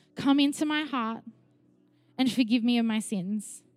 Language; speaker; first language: English; native; English